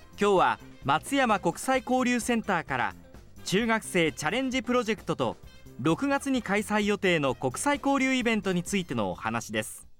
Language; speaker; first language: Japanese; native; Japanese